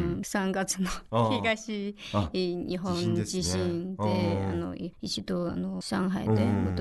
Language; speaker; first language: Japanese; non-native, learner; Chinese